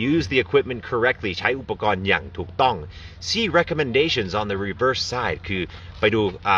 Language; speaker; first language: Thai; non-native, fluent; English